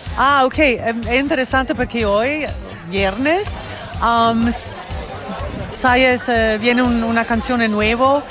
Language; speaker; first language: Spanish; non-native, learner; English